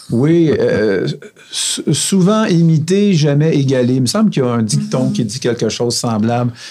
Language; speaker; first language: French; native; French